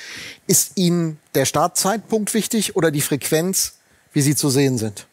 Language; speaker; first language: German; native; German